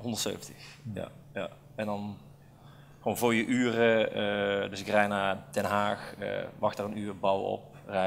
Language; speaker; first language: Dutch; native; Dutch